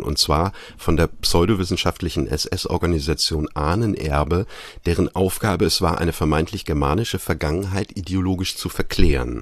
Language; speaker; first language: German; native; German